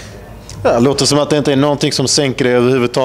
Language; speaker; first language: Swedish; native; Swedish